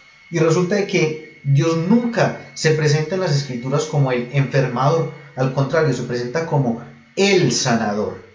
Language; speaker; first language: Spanish; native; Spanish